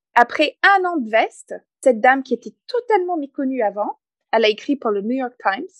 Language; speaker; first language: French; non-native, fluent; English